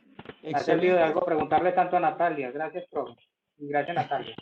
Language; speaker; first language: Spanish; native; Spanish